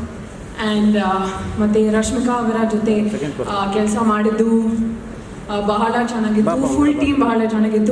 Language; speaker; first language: Kannada; non-native, learner; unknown